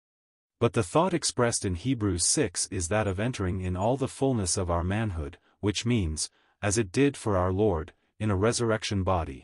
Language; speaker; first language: English; native; English